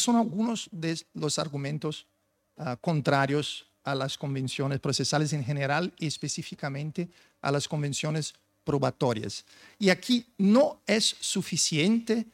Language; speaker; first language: Spanish; non-native, fluent; Portuguese